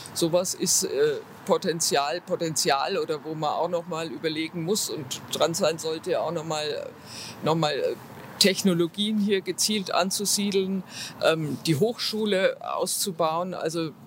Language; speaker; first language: German; native; German